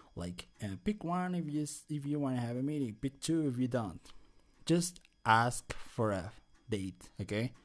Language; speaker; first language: English; non-native, fluent; Spanish